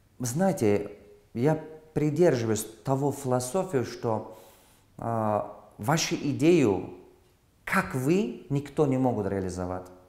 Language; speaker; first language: Russian; non-native, local second language; Tajik